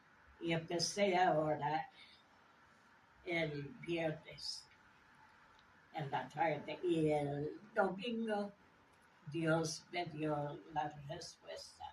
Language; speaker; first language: Spanish; non-native, fluent; English